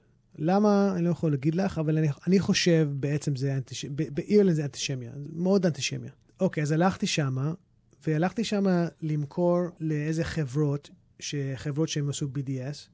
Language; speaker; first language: Hebrew; early bilingual, heritage; English